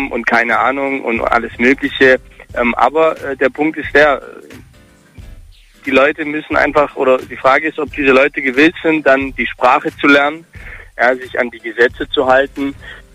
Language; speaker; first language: German; early bilingual, other home language; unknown